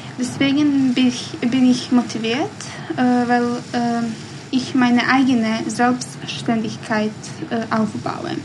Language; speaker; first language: German; non-native, learner; Bosnian